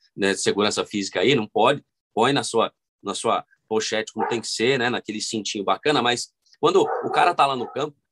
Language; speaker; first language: Portuguese; native; Portuguese